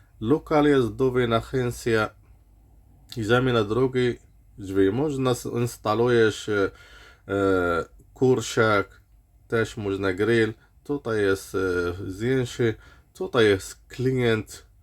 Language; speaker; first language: Polish; non-native, learner; Arabic